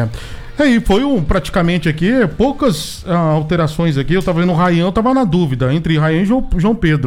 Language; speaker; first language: Portuguese; native; Portuguese